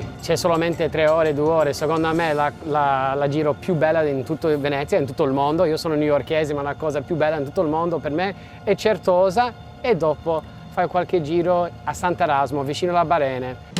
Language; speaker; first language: Italian; non-native, learner; English